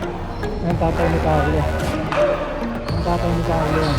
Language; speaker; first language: Filipino; native; Filipino